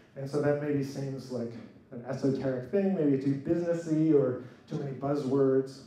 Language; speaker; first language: English; native; English